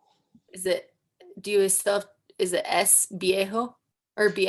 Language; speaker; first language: Spanish; non-native, learner; English